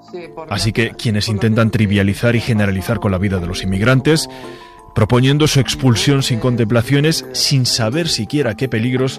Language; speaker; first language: Spanish; native; Spanish